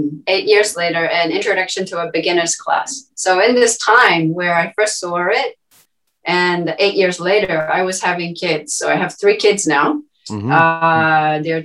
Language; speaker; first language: English; native; English